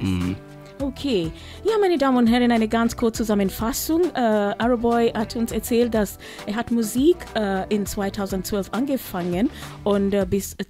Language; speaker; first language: German; non-native, local second language; Swahili